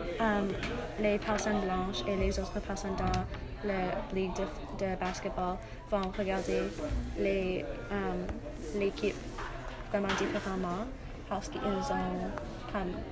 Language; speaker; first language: French; non-native, learner; English